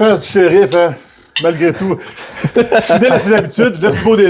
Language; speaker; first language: French; native; French